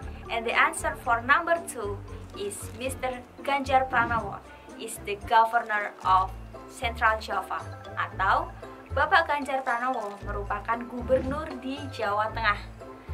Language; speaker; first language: English; non-native, fluent; Indonesian